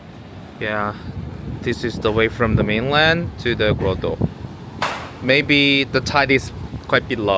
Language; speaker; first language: English; non-native, learner; Korean